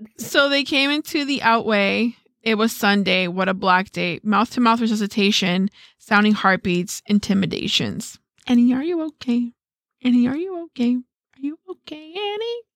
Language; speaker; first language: English; early bilingual, other home language; Spanish